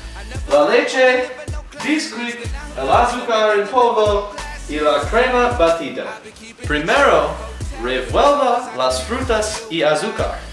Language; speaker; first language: Spanish; non-native, learner; English